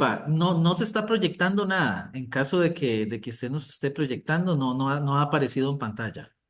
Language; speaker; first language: Spanish; native; Spanish